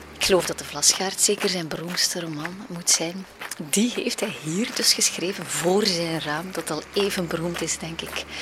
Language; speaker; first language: Dutch; native; Dutch